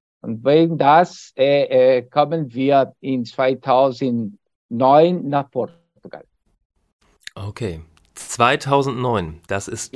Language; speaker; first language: German; non-native, learner; Portuguese